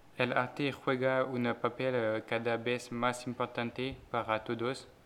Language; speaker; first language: Spanish; non-native, learner; French